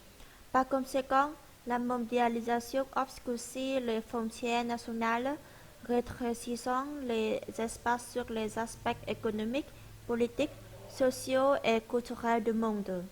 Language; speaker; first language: French; non-native, learner; Vietnamese